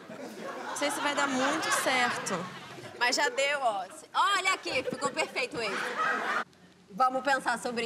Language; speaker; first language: Portuguese; native; Portuguese